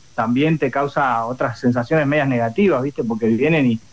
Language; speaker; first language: Spanish; native; Spanish